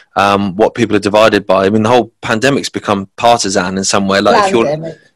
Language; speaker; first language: English; native; English